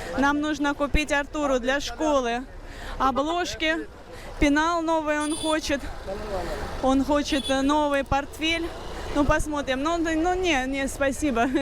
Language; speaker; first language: Russian; native; Russian